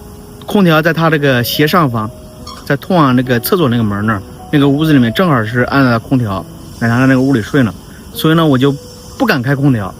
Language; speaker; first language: Chinese; native; Chinese